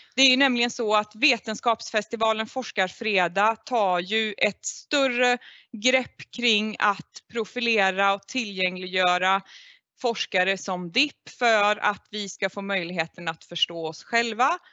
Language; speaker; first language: Swedish; native; Swedish